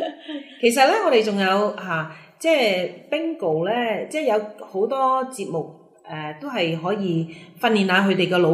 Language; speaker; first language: Cantonese; native; Cantonese